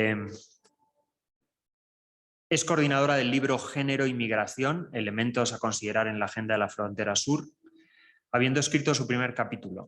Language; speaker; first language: Spanish; native; Spanish